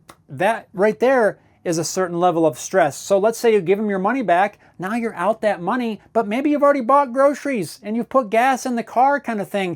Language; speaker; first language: English; native; English